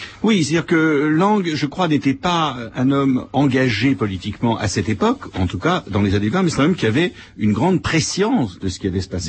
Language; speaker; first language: French; native; French